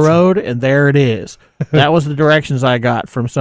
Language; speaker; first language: English; native; English